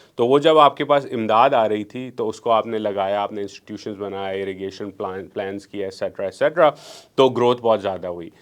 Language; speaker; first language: Urdu; non-native, local second language; Memoni